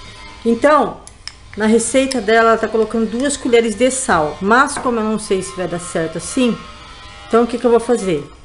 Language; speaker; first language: Portuguese; native; Portuguese